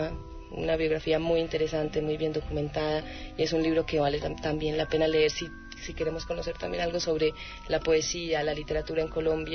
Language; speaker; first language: Spanish; native; Spanish